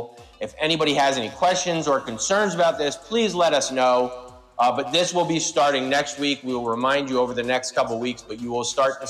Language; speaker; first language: English; native; English